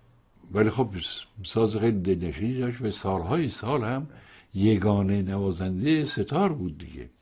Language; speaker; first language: Persian; native; Persian